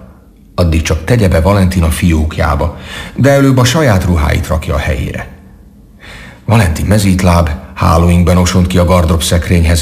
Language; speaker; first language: Hungarian; native; Hungarian